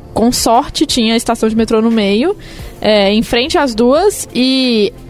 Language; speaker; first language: Portuguese; native; Portuguese